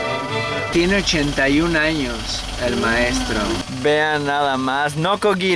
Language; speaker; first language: Spanish; native; Spanish